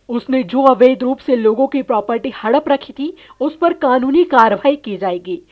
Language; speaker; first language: Hindi; native; Hindi